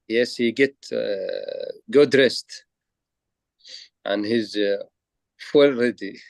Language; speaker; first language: English; non-native, learner; Arabic